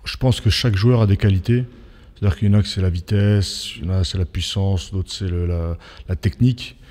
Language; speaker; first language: French; native; French